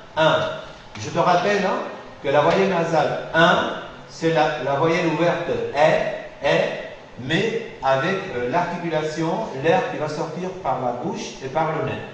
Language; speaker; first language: French; non-native, fluent; Spanish